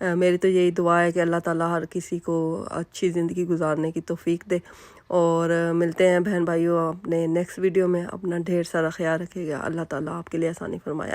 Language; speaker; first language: Urdu; native; Urdu